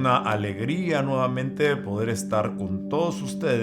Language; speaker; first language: Spanish; native; Spanish